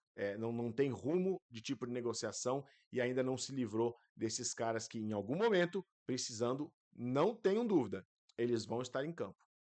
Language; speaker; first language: Portuguese; native; Portuguese